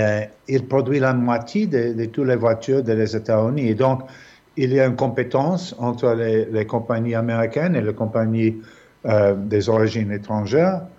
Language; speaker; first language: French; non-native, fluent; English